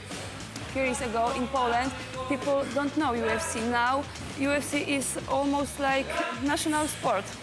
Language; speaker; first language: English; non-native, learner; Polish